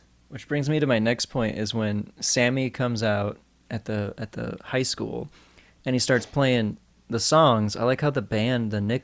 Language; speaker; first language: English; native; English